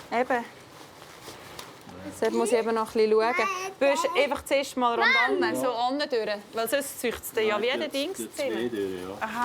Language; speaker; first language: German; native; German